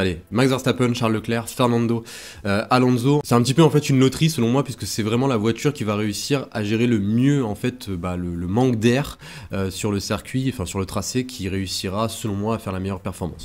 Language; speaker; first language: French; native; French